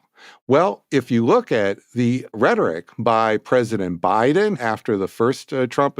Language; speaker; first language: English; native; English